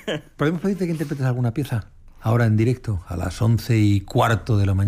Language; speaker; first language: Spanish; native; Spanish